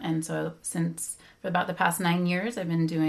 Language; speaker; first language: English; native; English